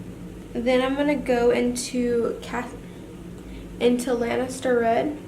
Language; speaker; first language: English; native; English